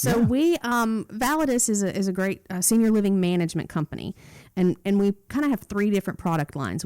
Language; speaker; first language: English; native; English